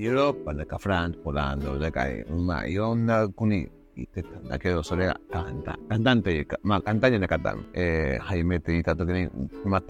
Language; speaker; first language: Japanese; non-native, learner; Spanish